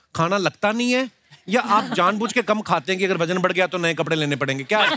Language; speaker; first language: Hindi; native; Hindi